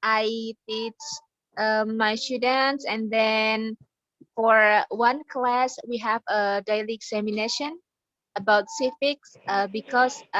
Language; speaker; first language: English; non-native, learner; Indonesian